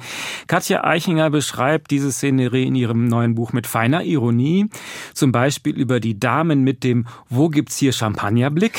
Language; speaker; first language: German; native; German